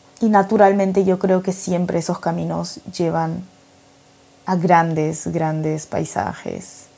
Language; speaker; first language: Spanish; native; Spanish